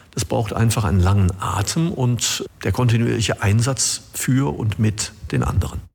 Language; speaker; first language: German; native; German